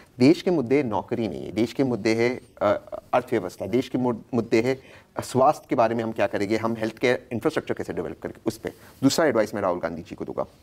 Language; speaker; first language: Hindi; native; Hindi